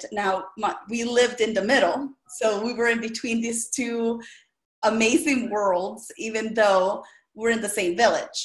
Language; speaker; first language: English; non-native, fluent; Spanish